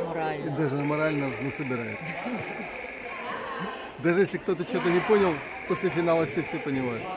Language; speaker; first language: Russian; native; Russian